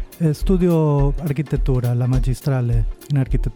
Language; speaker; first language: Italian; non-native, learner; Spanish